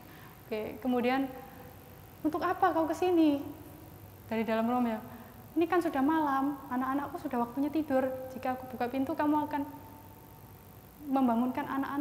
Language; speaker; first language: Indonesian; native; Indonesian